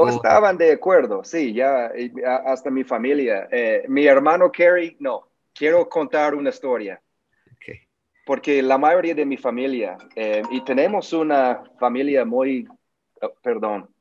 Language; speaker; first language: Spanish; non-native, learner; English